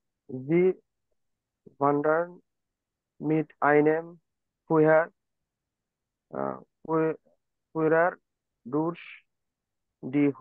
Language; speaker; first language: German; non-native, learner; Bangla